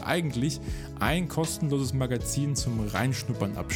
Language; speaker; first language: German; native; German